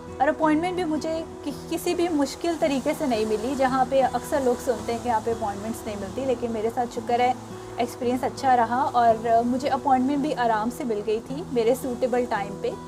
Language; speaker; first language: Urdu; non-native, local second language; Punjabi